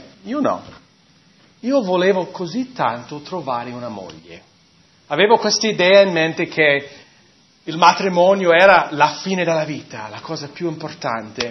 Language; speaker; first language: Italian; non-native, fluent; English